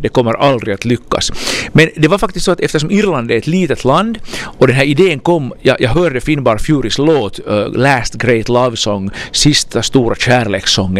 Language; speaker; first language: Swedish; native; Swedish